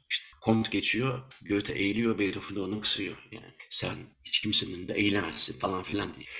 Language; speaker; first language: Turkish; early bilingual, heritage; Turkish